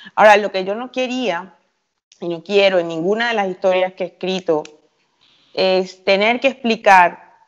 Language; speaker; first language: Spanish; native; Spanish